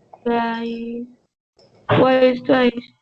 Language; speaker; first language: English; non-native, learner; Spanish